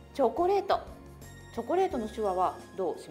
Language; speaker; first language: Japanese; native; Japanese